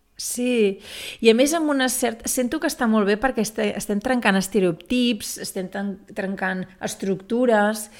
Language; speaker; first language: Catalan; native; Catalan